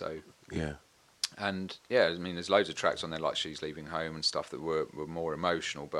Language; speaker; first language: English; native; English